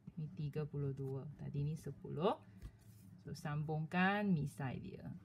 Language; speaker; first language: Malay; non-native, local second language; Chinese